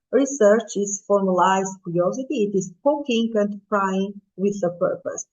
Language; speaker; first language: English; non-native, fluent; Albanian